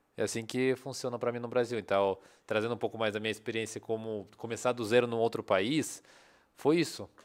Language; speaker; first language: Portuguese; non-native, fluent; Russian